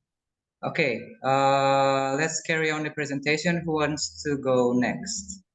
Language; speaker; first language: English; non-native, local second language; Indonesian